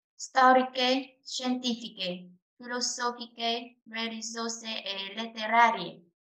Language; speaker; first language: Italian; non-native, fluent; Vietnamese